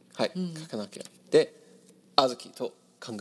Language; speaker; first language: Japanese; non-native, learner; English